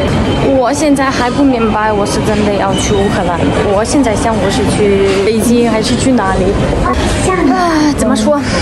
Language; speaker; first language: Chinese; non-native, learner; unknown